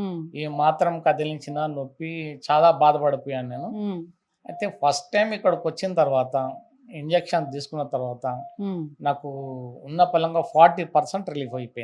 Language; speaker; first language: Telugu; native; Telugu